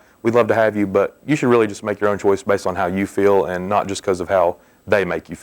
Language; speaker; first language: English; native; English